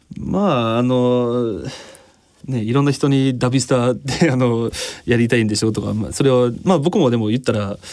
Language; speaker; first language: Japanese; non-native, fluent; English